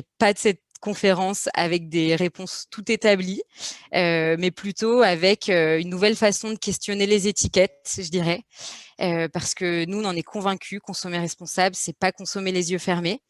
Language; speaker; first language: French; native; French